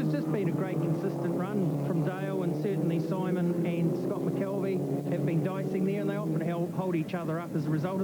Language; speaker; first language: English; native; English